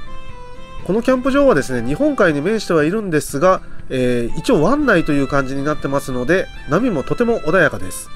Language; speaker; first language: Japanese; native; Japanese